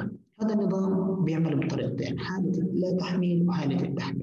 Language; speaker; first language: Arabic; native; Arabic